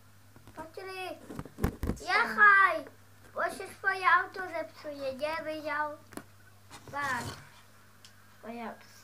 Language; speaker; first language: Polish; early bilingual, heritage; Dutch